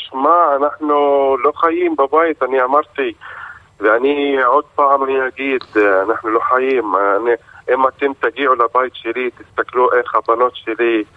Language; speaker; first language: Hebrew; non-native, local second language; Arabic